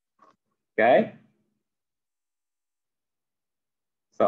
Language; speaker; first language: Swedish; non-native, fluent; Arabic